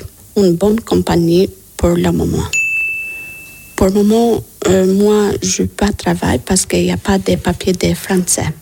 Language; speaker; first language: French; non-native, learner; Albanian